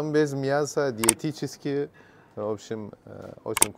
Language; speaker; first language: Russian; non-native, learner; Turkish